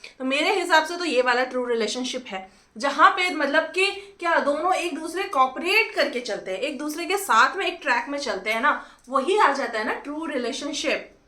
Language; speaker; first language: Hindi; non-native, local second language; Bangla